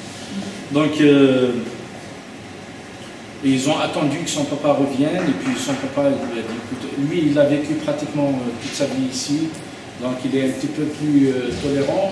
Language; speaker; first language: French; native; French